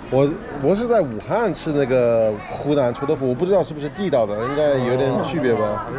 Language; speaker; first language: Chinese; non-native, fluent; English